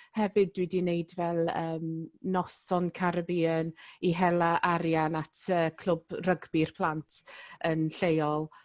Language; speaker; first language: Welsh; non-native, local second language; English